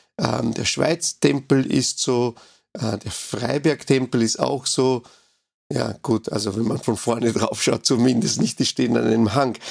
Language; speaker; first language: German; non-native, fluent; Spanish